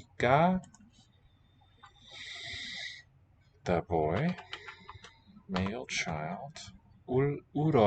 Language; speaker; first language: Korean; non-native, learner; English